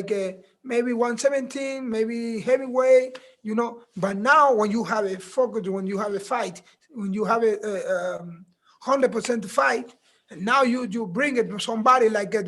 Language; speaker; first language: English; non-native, learner; Spanish